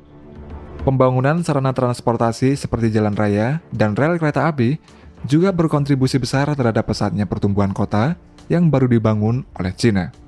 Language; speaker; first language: Indonesian; native; Indonesian